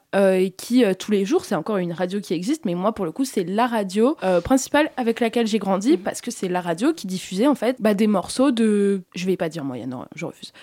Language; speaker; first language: French; native; French